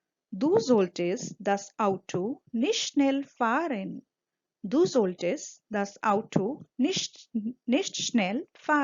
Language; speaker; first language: German; non-native, fluent; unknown